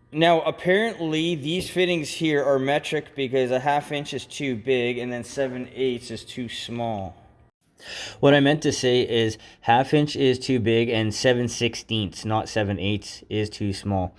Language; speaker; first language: English; native; English